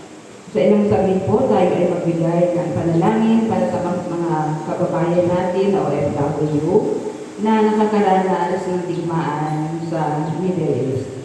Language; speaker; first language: Filipino; native; Filipino